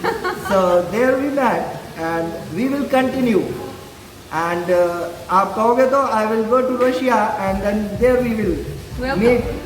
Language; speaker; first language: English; non-native, fluent; Hindi